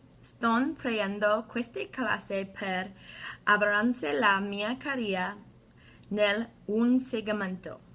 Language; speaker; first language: Italian; non-native, learner; English